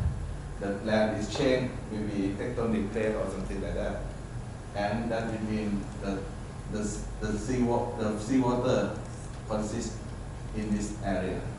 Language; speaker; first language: English; non-native, learner; Thai